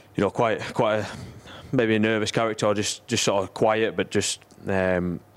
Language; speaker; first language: English; native; English